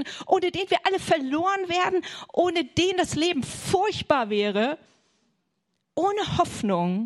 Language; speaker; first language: German; native; German